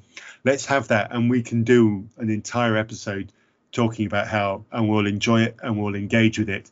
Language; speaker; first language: English; native; English